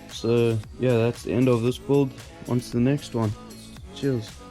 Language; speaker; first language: English; native; English